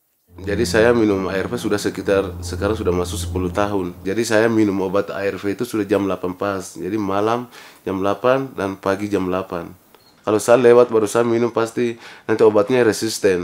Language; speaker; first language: Indonesian; non-native, local second language; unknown